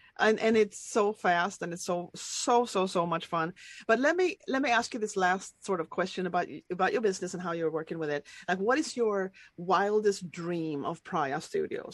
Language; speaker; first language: English; non-native, fluent; Swedish